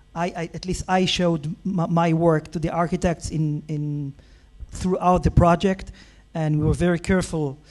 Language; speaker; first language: English; non-native, fluent; Hebrew